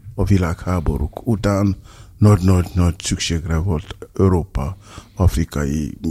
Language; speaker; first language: Hungarian; non-native, fluent; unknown